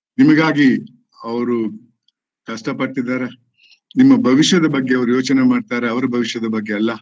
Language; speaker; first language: Kannada; non-native, local second language; Tulu